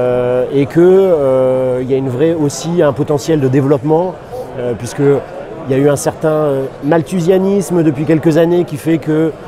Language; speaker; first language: French; native; French